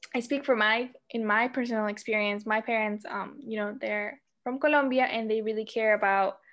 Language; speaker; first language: English; non-native, fluent; Spanish